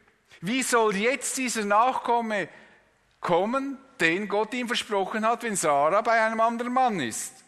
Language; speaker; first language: German; native; German